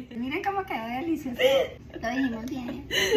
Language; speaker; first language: Spanish; native; Spanish